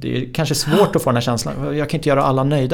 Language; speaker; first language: Swedish; native; Swedish